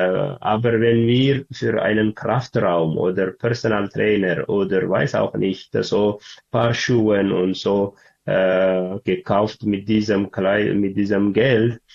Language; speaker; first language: German; non-native, learner; Tigrinya